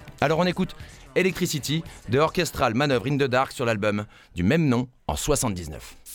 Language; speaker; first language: French; native; French